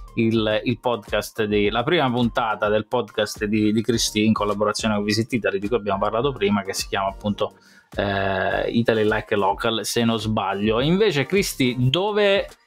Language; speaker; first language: Italian; native; Italian